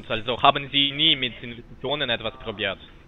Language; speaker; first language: German; non-native, learner; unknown